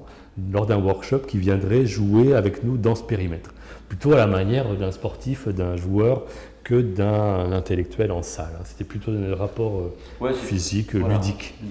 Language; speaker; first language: French; native; French